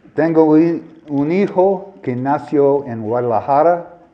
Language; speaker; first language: Spanish; non-native, learner; English